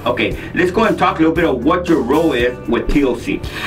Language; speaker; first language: English; early bilingual, other home language; Spanish